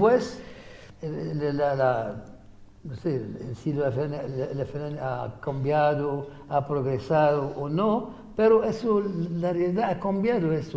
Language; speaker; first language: Spanish; non-native, fluent; Arabic